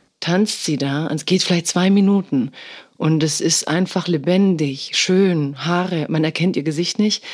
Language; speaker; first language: German; early bilingual, other home language; Croatian